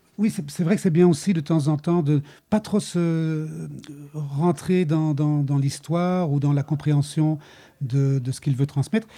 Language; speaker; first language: French; native; French